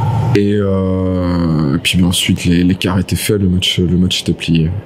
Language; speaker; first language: French; native; French